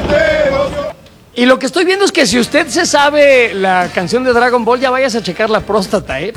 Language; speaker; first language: Spanish; native; Spanish